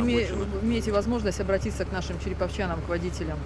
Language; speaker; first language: Russian; native; Russian